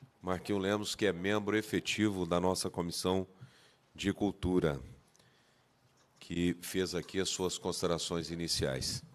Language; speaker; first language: Portuguese; native; Portuguese